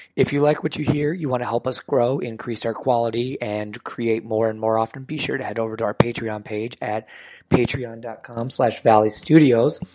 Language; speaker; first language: English; native; English